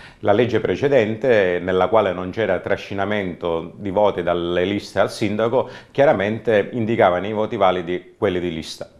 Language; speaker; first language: Italian; native; Italian